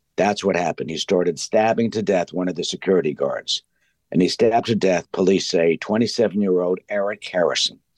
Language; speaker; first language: English; native; English